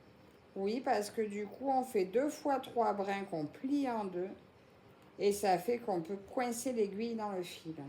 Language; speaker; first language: French; native; French